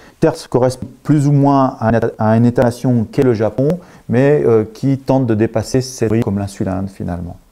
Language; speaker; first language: French; native; French